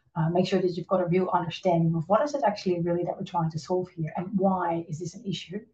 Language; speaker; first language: English; non-native, fluent; Dutch